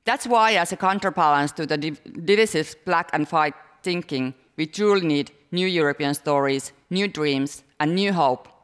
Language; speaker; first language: English; non-native, fluent; Finnish